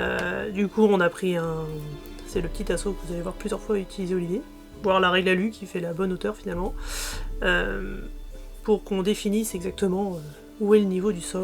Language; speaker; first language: French; native; French